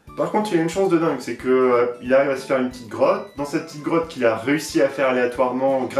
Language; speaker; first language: French; native; French